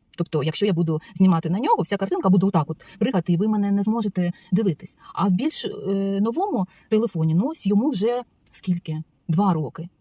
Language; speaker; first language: Ukrainian; non-native, local second language; Russian